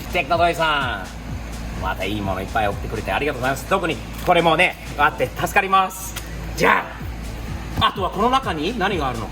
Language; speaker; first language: Japanese; non-native, fluent; English